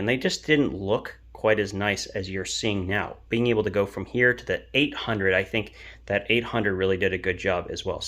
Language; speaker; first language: English; native; English